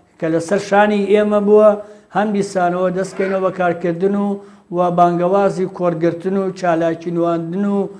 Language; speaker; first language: Central Kurdish; native; Central Kurdish